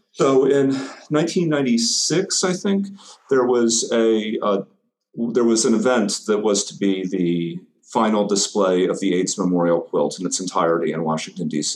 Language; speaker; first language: English; native; English